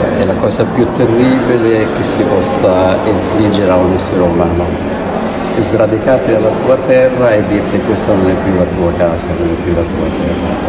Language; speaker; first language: Italian; non-native, fluent; Arabic